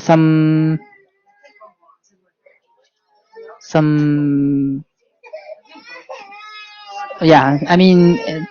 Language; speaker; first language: English; non-native, learner; Chinese